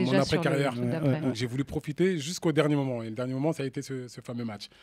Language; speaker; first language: French; native; French